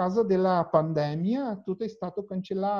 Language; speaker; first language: Italian; non-native, learner; Portuguese